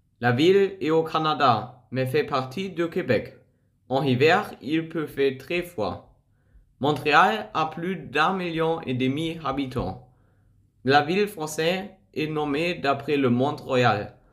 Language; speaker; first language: French; non-native, learner; German